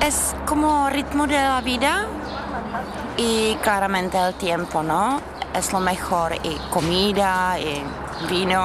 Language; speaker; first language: Spanish; non-native, fluent; Czech